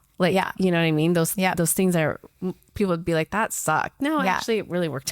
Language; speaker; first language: English; native; English